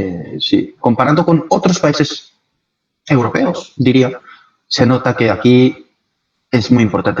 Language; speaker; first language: Spanish; non-native, fluent; Korean